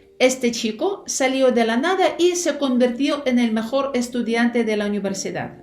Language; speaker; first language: Spanish; non-native, fluent; Ukrainian